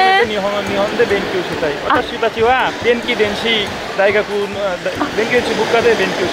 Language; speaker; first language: Japanese; non-native, learner; Bangla